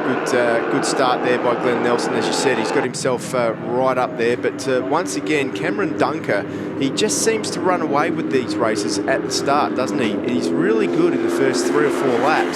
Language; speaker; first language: English; native; English